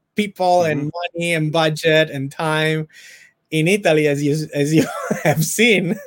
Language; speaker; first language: English; non-native, fluent; Italian